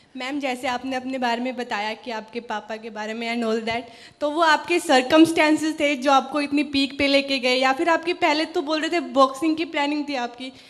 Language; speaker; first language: Hindi; native; Hindi